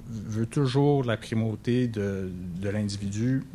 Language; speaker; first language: French; native; French